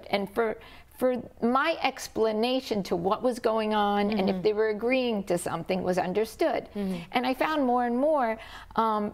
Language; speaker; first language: English; native; English